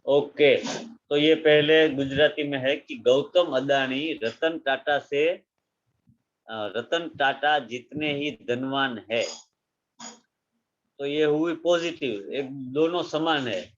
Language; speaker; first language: Hindi; non-native, local second language; Gujarati